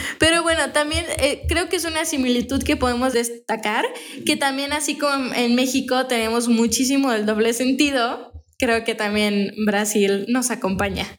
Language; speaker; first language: Spanish; native; Spanish